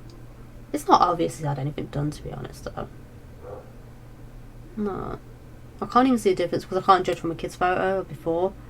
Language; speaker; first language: English; native; English